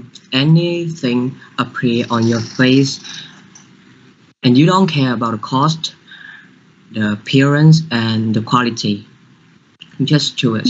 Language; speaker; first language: English; non-native, learner; Vietnamese